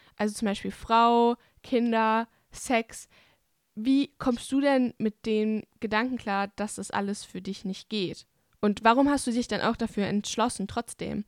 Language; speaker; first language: German; native; German